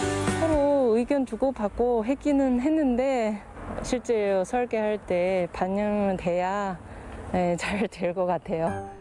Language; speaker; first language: Korean; non-native, fluent; Chinese